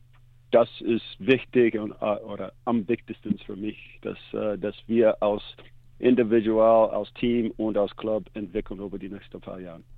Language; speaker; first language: German; non-native, learner; English